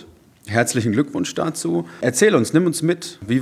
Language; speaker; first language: German; native; German